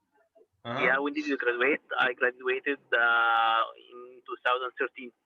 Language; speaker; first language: English; non-native, learner; Arabic